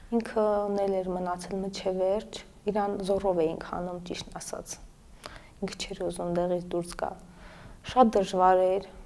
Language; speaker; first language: Armenian; native; Armenian